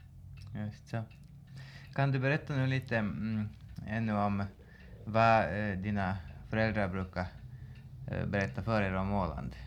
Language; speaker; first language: Swedish; native; Swedish